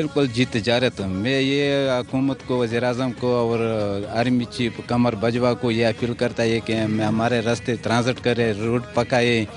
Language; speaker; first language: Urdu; non-native, local second language; Pashto